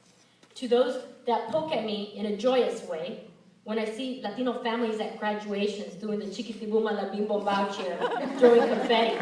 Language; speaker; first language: English; early bilingual, other home language; Spanish